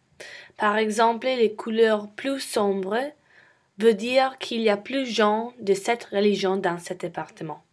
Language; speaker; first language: French; non-native, learner; English